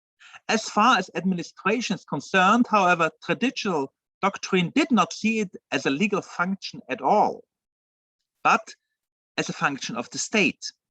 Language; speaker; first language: English; non-native, fluent; German